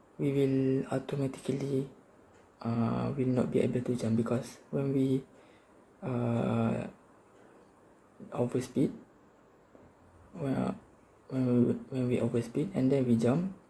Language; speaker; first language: English; non-native, learner; Malay